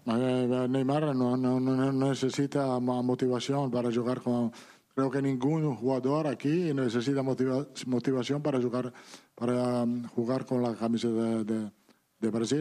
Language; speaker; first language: Portuguese; non-native, fluent; Italian